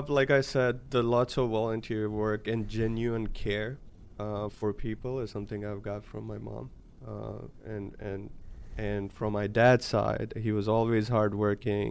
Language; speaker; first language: English; non-native, local second language; Gujarati